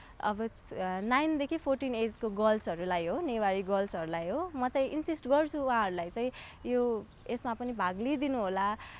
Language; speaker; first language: Nepali; native; Nepali